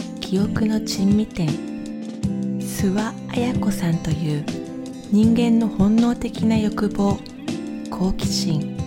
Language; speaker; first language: Japanese; native; Japanese